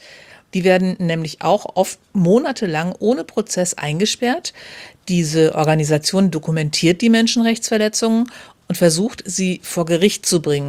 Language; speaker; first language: German; native; German